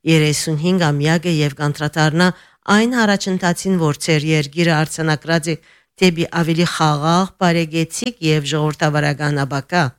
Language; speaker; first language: Armenian; early bilingual, heritage; Armenian